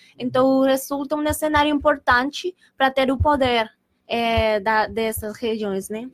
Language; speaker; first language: Portuguese; non-native, learner; Spanish